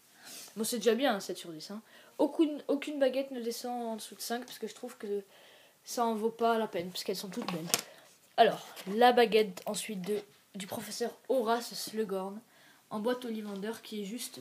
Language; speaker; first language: French; native; French